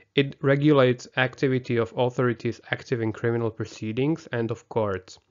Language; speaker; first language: English; non-native, fluent; Slovak